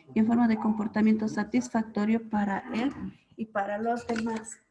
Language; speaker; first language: Spanish; native; Spanish